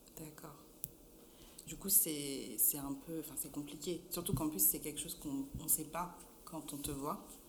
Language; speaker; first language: French; native; French